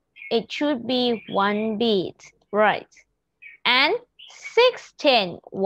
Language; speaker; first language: English; non-native, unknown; Thai